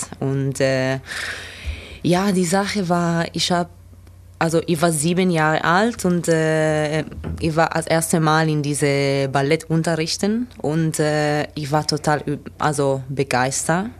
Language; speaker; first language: German; non-native, learner; Italian